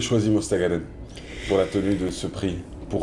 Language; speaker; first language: French; non-native, local second language; Arabic